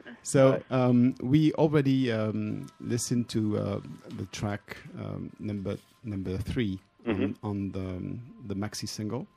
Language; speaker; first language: English; non-native, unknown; French